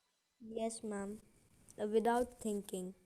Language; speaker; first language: English; non-native, learner; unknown